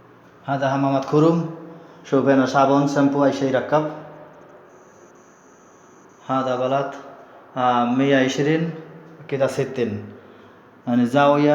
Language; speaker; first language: Arabic; non-native, learner; Bangla